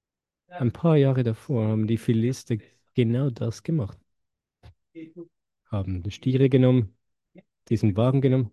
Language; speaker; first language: German; non-native, fluent; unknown